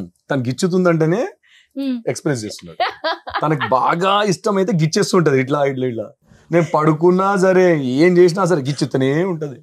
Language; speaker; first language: Telugu; native; Telugu